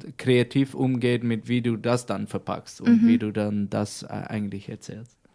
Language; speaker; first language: German; non-native, learner; Dutch